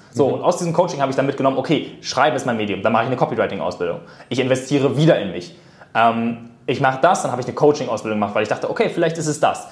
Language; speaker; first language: German; native; German